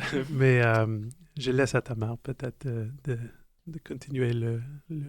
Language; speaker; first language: French; non-native, local second language; English